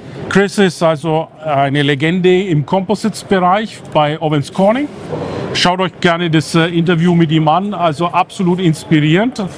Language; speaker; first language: German; native; German